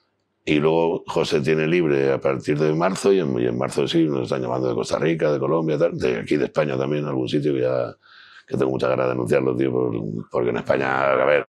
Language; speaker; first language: Spanish; native; Spanish